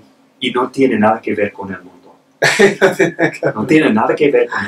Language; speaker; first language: Spanish; non-native, fluent; English